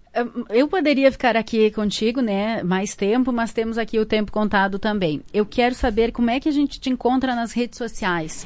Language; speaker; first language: Portuguese; native; Portuguese